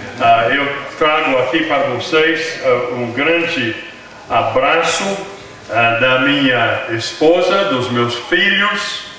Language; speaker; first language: Portuguese; non-native, fluent; English